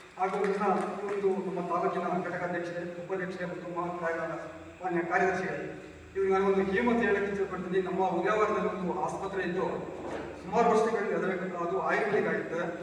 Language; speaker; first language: Kannada; non-native, local second language; Malayalam